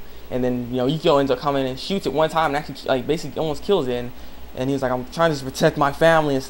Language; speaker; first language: English; native; English